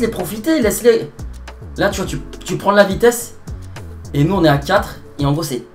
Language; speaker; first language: French; native; French